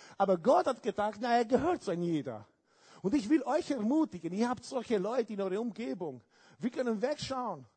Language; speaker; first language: German; non-native, fluent; Italian